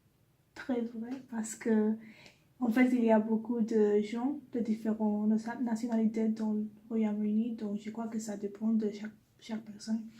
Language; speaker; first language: French; non-native, learner; English